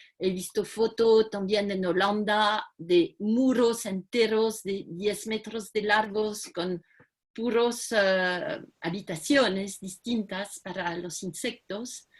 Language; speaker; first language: Spanish; non-native, fluent; French